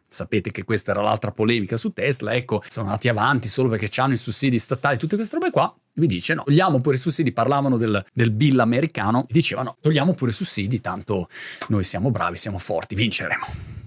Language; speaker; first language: Italian; native; Italian